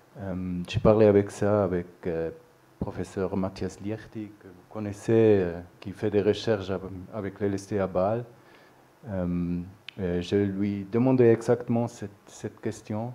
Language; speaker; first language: French; non-native, local second language; German